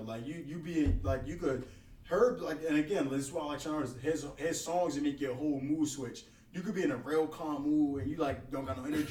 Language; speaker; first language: English; native; English